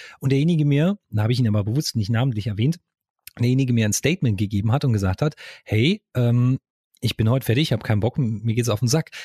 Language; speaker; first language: German; native; German